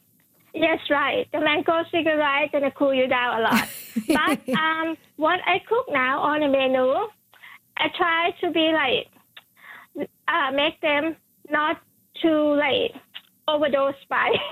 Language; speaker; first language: English; non-native, fluent; Thai